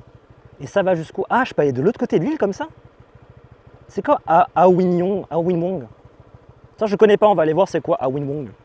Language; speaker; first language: French; native; French